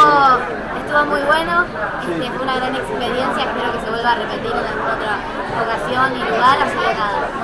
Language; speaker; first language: Spanish; native; Spanish